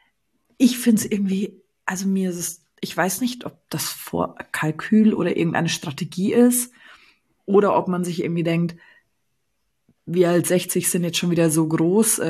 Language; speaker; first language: German; native; German